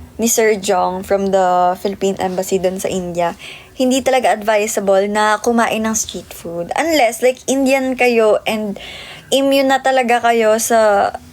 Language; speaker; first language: Filipino; native; Filipino